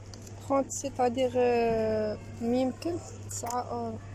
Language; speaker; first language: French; non-native, local second language; Arabic